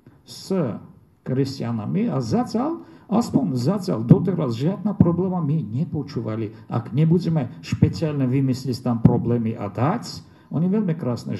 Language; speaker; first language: Slovak; non-native, fluent; Armenian